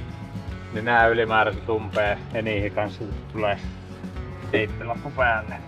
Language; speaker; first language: Finnish; native; Finnish